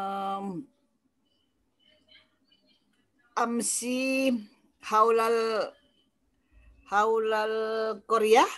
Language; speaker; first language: Arabic; non-native, learner; Indonesian